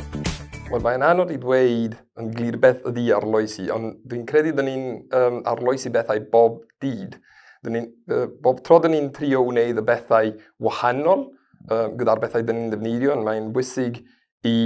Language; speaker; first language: Welsh; non-native, learner; Spanish